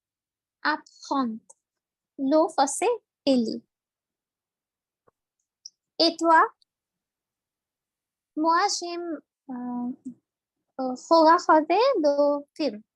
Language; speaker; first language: French; non-native, learner; Bangla